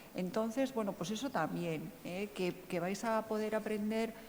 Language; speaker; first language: Spanish; native; Spanish